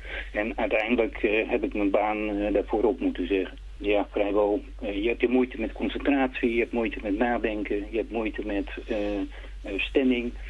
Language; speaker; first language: Dutch; native; Dutch